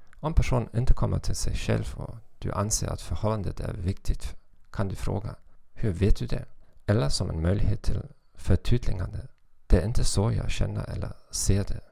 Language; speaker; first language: Swedish; non-native, fluent; German